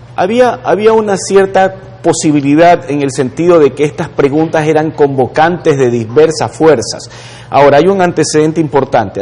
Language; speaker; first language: Spanish; native; Spanish